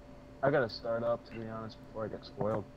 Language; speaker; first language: English; native; English